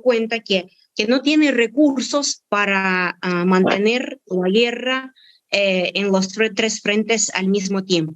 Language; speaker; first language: Spanish; non-native, fluent; Russian